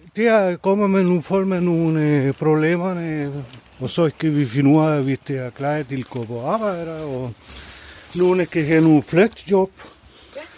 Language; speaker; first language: Danish; non-native, learner; Spanish